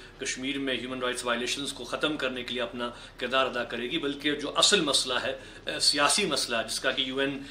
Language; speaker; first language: Urdu; non-native, local second language; Kashmiri